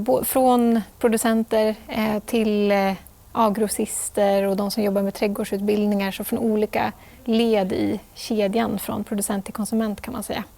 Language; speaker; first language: Swedish; native; Swedish